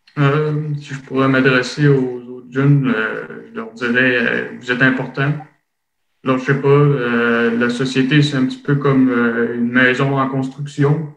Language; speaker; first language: French; native; French